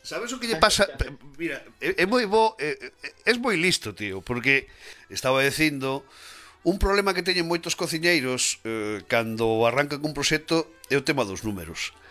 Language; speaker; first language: Galician; non-native, local second language; Spanish